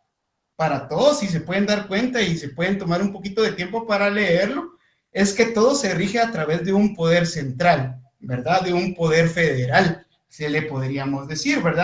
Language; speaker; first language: Spanish; native; Spanish